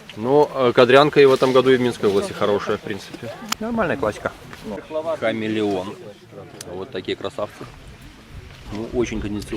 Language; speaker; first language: Russian; native; Russian